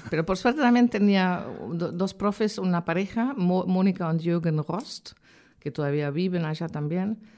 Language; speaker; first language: Spanish; non-native, fluent; German